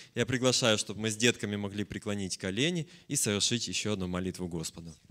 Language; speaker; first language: Russian; native; Russian